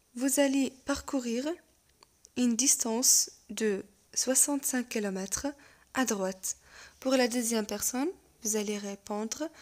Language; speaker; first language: French; non-native, local second language; Arabic